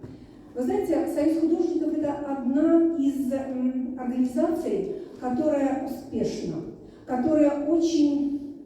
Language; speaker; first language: Russian; native; Russian